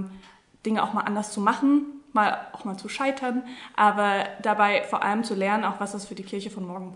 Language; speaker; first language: German; native; German